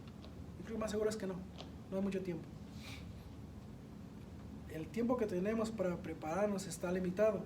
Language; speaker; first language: Spanish; native; Spanish